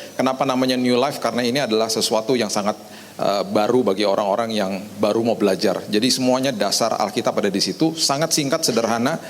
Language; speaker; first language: Indonesian; native; Indonesian